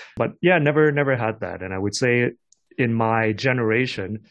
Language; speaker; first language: English; non-native, local second language; Cantonese